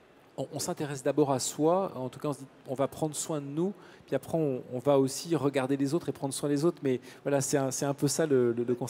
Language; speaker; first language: French; native; French